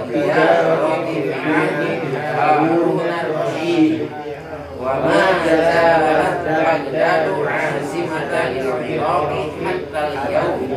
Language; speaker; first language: Arabic; non-native, learner; Indonesian